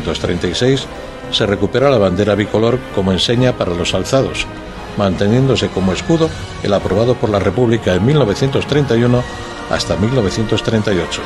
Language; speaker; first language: Spanish; native; Spanish